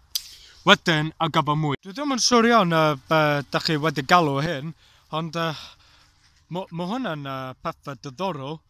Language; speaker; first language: Welsh; non-native, learner; English